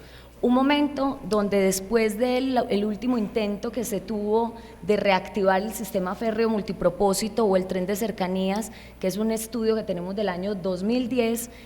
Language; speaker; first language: Spanish; native; Spanish